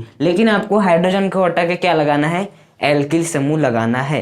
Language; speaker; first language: Hindi; native; Hindi